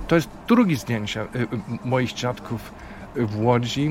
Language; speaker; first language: Polish; non-native, fluent; German